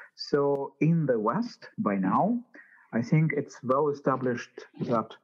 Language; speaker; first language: English; non-native, fluent; Ukrainian